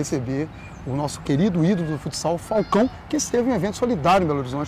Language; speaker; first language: Portuguese; native; Portuguese